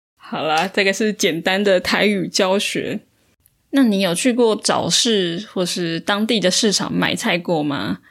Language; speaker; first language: Chinese; native; Chinese